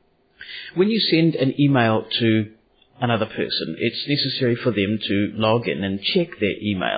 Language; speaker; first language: English; native; English